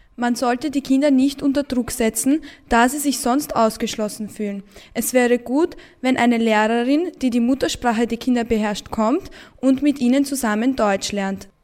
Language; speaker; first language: German; native; German